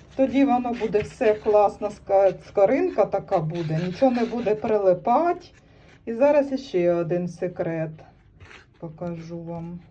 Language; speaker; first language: Ukrainian; native; Ukrainian